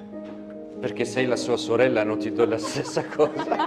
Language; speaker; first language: Italian; non-native, fluent; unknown